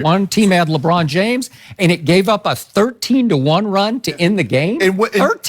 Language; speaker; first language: English; native; English